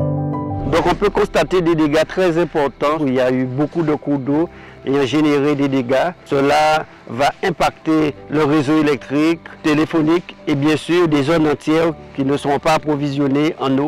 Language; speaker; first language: French; native; French